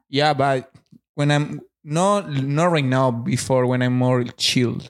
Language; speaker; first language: English; non-native, learner; Spanish